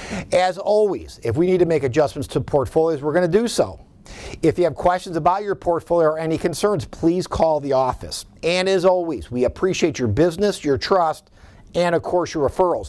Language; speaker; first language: English; native; English